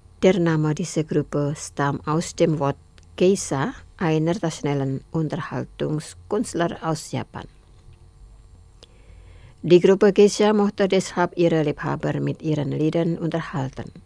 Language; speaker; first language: German; non-native, fluent; Indonesian